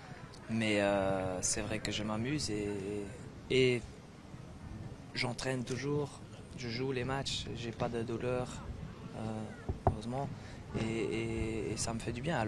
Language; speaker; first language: French; non-native, fluent; Dutch